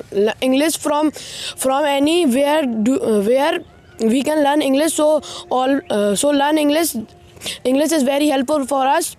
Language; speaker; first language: English; non-native, learner; Hindi